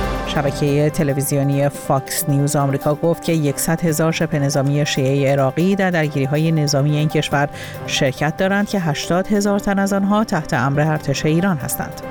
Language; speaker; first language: Persian; native; Persian